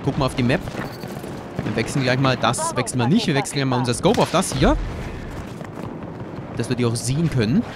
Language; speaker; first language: German; native; German